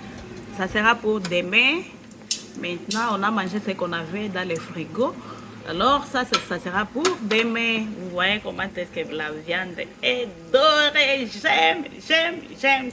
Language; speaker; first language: French; non-native, local second language; Swahili